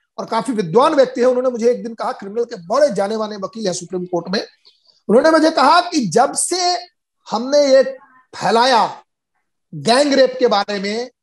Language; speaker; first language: Hindi; native; Hindi